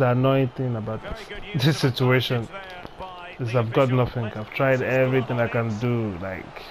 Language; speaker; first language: English; native; English